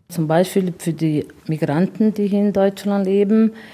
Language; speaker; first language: German; non-native, fluent; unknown